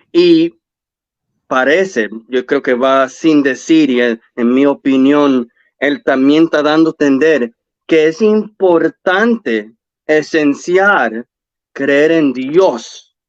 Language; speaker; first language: Spanish; early bilingual, heritage; English